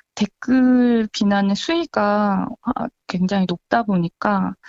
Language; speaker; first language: Korean; native; Korean